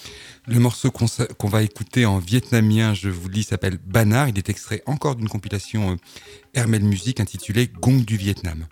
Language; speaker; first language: French; native; French